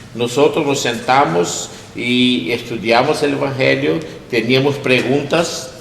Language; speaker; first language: Spanish; non-native, learner; English